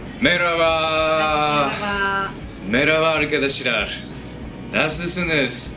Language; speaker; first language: Turkish; non-native, fluent; Japanese